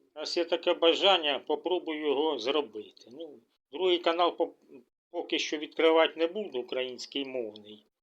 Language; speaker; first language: Ukrainian; non-native, local second language; Russian